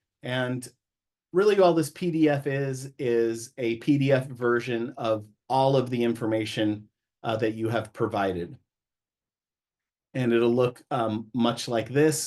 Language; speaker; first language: English; native; English